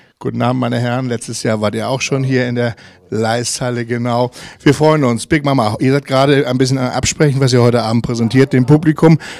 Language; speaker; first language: German; native; German